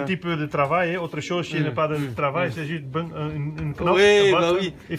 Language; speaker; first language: French; non-native, learner; Dutch